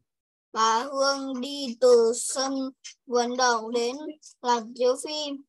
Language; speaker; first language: Vietnamese; early bilingual, heritage; Vietnamese